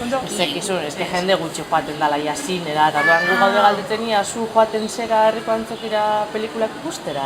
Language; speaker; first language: Basque; native; Basque